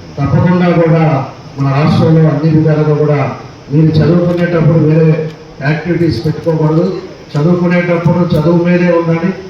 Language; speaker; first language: Telugu; native; Telugu